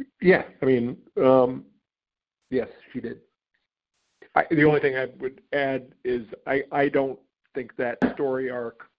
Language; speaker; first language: English; native; English